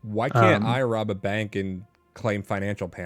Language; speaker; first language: English; native; English